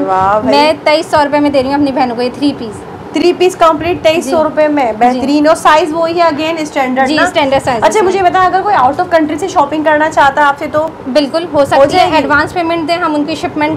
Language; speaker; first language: Urdu; native; Urdu